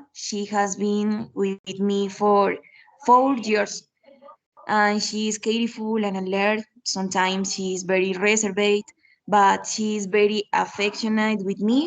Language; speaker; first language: English; non-native, learner; Spanish